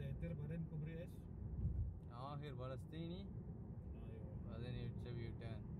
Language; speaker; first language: Arabic; non-native, learner; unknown